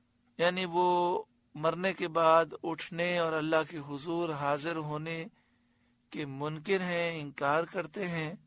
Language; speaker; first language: Urdu; native; Urdu